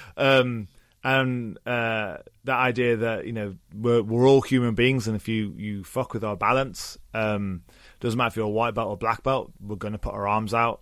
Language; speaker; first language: English; native; English